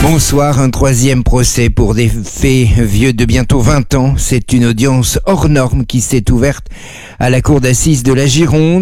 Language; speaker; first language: French; native; French